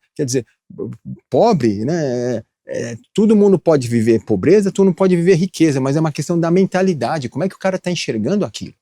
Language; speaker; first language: Portuguese; early bilingual, other home language; Japanese